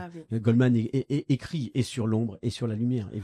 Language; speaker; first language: French; native; French